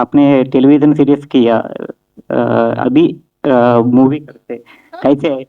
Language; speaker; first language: Hindi; non-native, local second language; Telugu